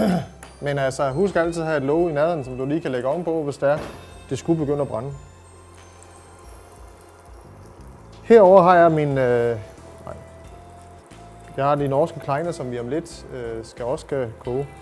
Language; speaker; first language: Danish; native; Danish